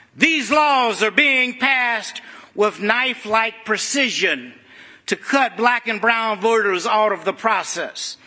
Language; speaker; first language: English; native; English